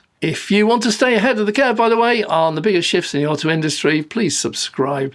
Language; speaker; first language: English; native; English